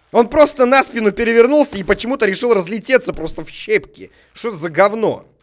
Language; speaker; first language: Russian; native; Russian